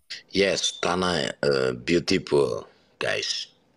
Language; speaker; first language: English; non-native, learner; Indonesian